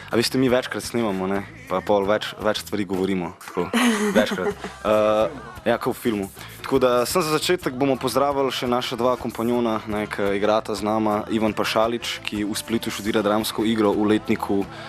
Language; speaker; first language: Slovenian; non-native, local second language; Bosnian